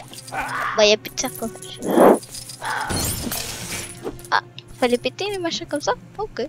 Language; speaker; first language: French; native; French